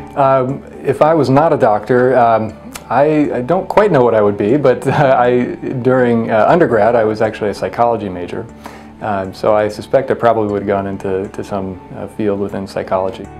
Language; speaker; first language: English; native; English